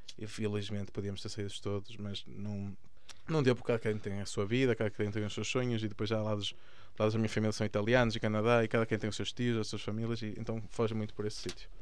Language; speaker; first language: Portuguese; early bilingual, other home language; Spanish